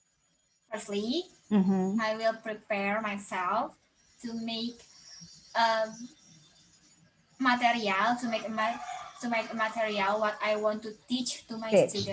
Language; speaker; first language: English; non-native, learner; Indonesian